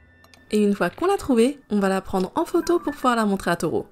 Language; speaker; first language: French; native; French